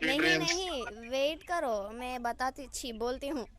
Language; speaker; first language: Hindi; non-native, local second language; Telugu